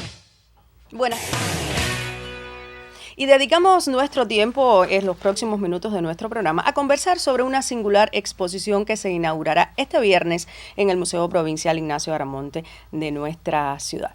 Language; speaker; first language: Spanish; native; Spanish